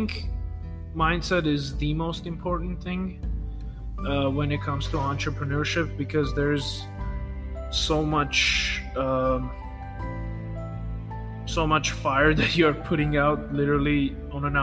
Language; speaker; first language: English; non-native, fluent; Armenian